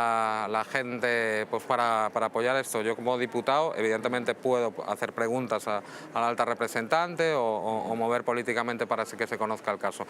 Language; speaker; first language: Spanish; native; Spanish